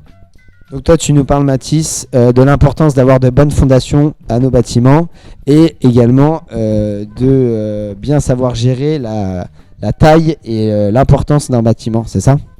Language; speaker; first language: French; native; French